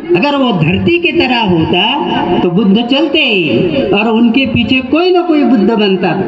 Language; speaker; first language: Hindi; non-native, local second language; Marathi